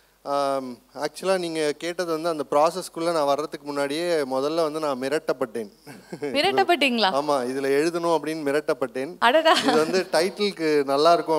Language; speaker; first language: Tamil; native; Tamil